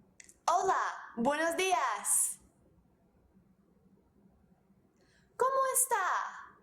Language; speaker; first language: Spanish; non-native, fluent; English